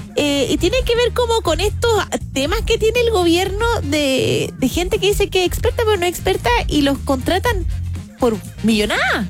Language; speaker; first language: Spanish; native; Spanish